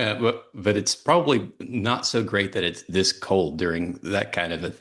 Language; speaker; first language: English; native; English